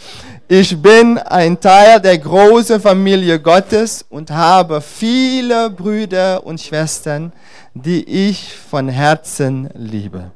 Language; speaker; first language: German; non-native, fluent; Dutch